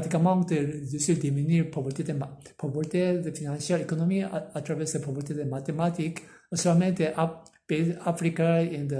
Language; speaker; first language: French; non-native, learner; Korean